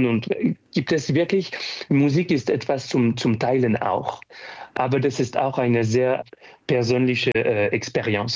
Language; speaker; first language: German; non-native, learner; French